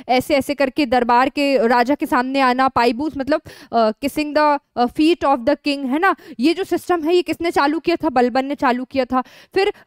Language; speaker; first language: Hindi; native; Hindi